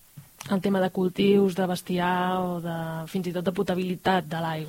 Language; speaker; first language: Catalan; native; Catalan